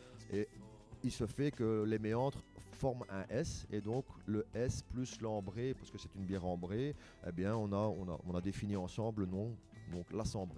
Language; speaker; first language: French; native; French